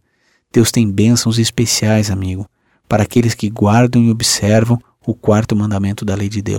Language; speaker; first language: Portuguese; native; Portuguese